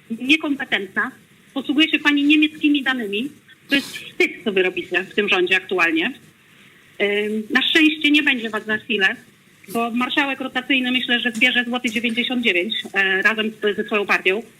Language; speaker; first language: Polish; native; Polish